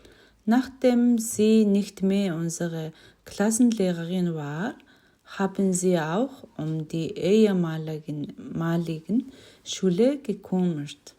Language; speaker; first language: German; non-native, learner; Mongolian